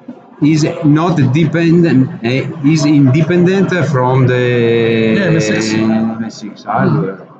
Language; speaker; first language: English; non-native, learner; Italian